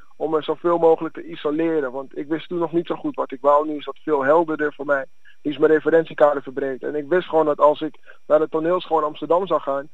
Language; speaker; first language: Dutch; early bilingual, other home language; Akan